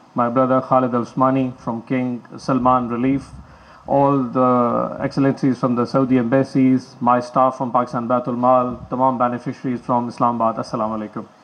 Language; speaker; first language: English; non-native, local second language; Urdu